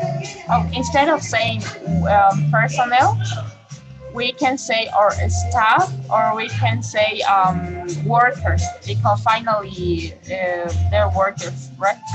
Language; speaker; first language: English; non-native, fluent; Spanish